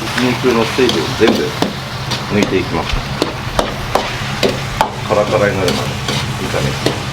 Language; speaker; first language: Japanese; native; Japanese